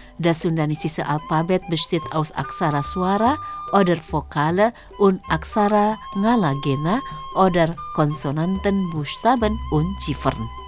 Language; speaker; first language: German; non-native, fluent; Indonesian